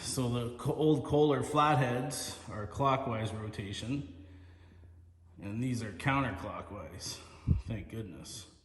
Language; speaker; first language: English; native; English